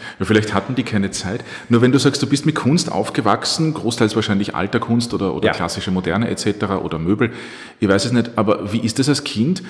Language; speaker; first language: German; native; German